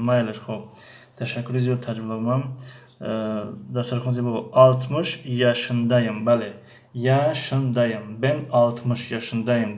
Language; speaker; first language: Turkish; non-native, fluent; Tajik